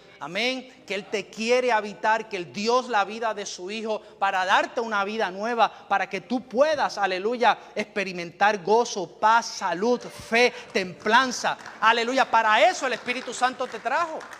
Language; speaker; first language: Spanish; native; Spanish